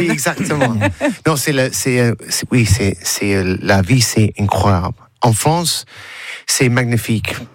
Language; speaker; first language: French; non-native, learner; English